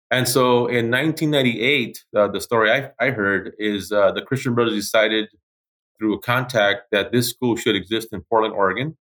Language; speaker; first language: English; native; English